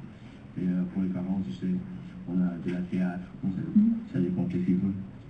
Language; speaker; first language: French; non-native, learner; English